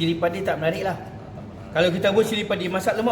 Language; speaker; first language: Malay; native; Malay